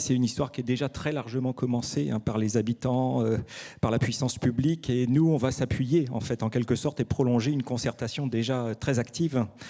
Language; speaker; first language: French; native; French